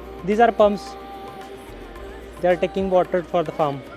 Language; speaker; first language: English; non-native, local second language; Marathi